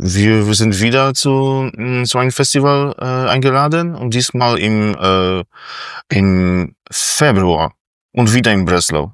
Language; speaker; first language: German; non-native, fluent; Polish